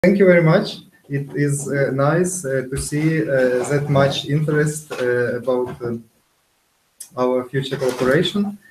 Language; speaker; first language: English; non-native, fluent; Ukrainian